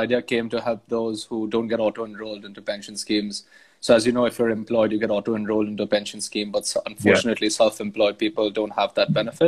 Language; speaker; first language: English; non-native, local second language; Hindi